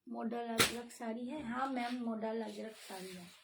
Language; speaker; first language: Hindi; non-native, local second language; Bangla